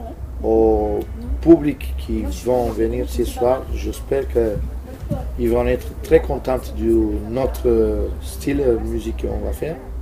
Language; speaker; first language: French; non-native, fluent; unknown